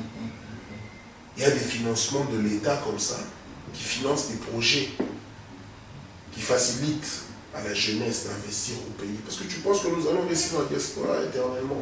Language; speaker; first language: French; non-native, local second language; Lingala